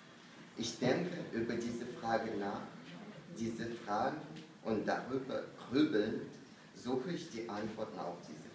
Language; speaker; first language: German; non-native, fluent; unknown